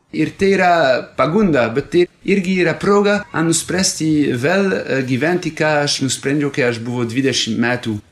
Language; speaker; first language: Lithuanian; non-native, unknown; French